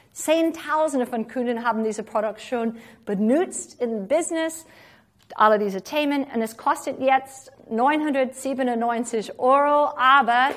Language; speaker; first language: German; non-native, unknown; English